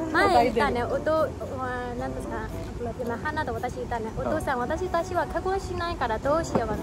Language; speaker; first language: Japanese; non-native, learner; Burmese